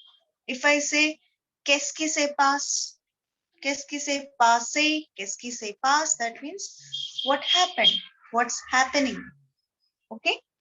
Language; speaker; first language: French; non-native, fluent; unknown